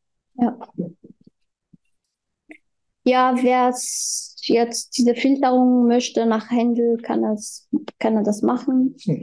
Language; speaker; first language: German; non-native, fluent; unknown